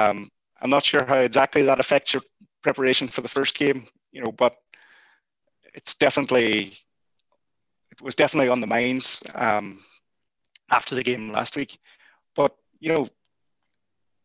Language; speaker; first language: English; native; English